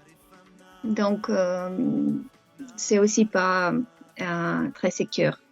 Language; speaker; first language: French; non-native, fluent; Ukrainian